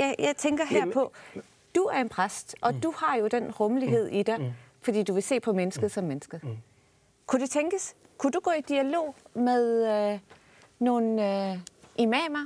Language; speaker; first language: Danish; early bilingual, other home language; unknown